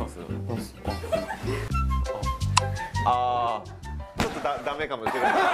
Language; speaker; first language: Japanese; native; Japanese